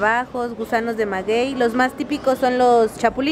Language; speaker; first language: Spanish; native; Spanish